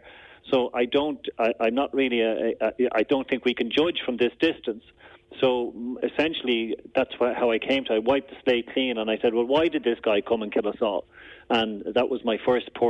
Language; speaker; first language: English; native; English